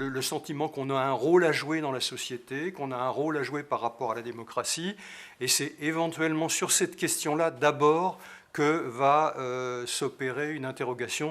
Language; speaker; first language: French; native; French